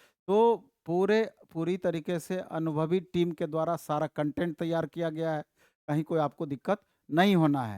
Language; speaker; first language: Hindi; native; Hindi